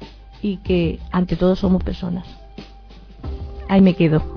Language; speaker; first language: Spanish; native; Spanish